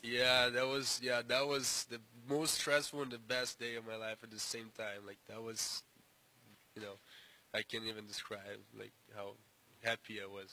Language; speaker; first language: English; non-native, fluent; Portuguese